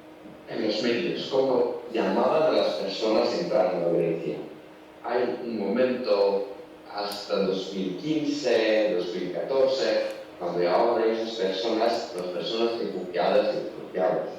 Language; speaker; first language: Spanish; non-native, learner; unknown